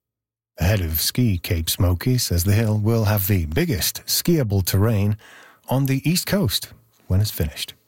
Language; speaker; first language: English; native; English